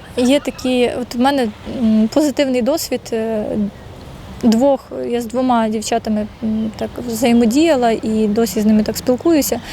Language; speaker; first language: Ukrainian; native; Ukrainian